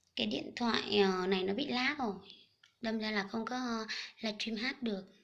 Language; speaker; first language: Vietnamese; non-native, local second language; Hmong